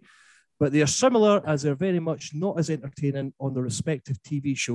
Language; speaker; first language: English; native; English